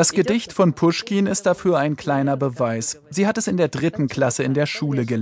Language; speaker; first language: German; native; German